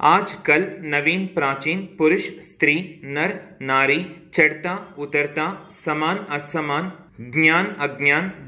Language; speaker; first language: Hindi; non-native, local second language; Kannada